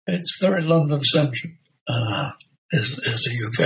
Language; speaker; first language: English; native; English